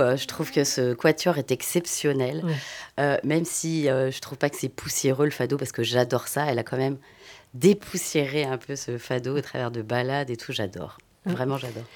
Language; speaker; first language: French; native; French